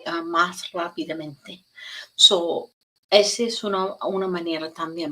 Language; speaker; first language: Spanish; non-native, learner; English